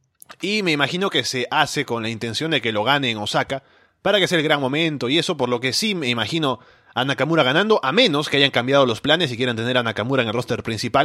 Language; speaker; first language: Spanish; native; Spanish